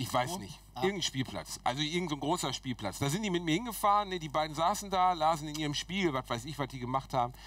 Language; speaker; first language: German; native; German